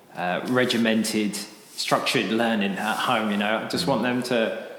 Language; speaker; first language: English; native; English